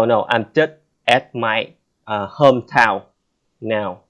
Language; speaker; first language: English; non-native, learner; Vietnamese